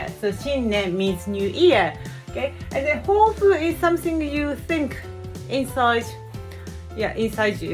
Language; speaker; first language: English; non-native, fluent; Japanese